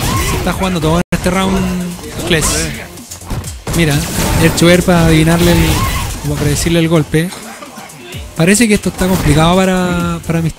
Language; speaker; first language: Spanish; native; Spanish